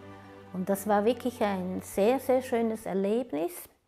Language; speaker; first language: German; early bilingual, other home language; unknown